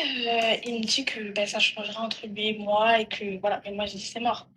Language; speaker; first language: French; native; French